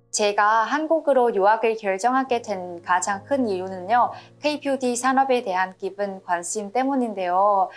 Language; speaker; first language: Korean; non-native, fluent; Vietnamese